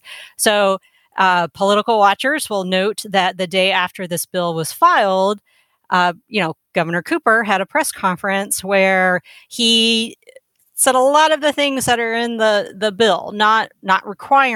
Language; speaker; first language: English; native; English